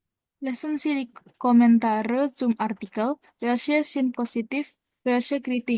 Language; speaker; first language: German; non-native, learner; Indonesian